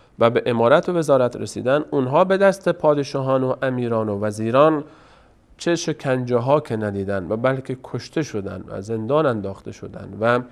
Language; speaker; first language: Persian; native; Persian